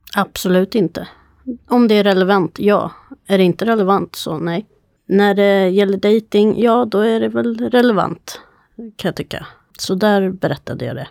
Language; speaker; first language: Swedish; native; Swedish